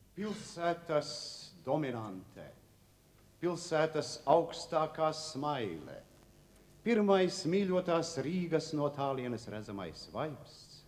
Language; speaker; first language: Latvian; native; Latvian